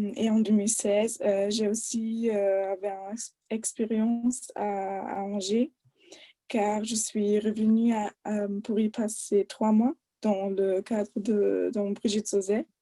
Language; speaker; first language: French; non-native, fluent; German